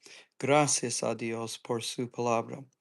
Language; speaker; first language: Spanish; non-native, learner; English